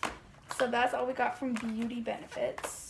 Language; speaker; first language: English; native; English